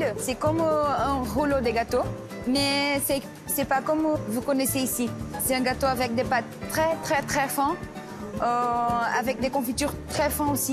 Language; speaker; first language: French; non-native, learner; Portuguese